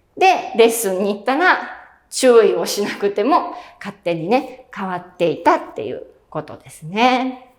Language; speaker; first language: Japanese; native; Japanese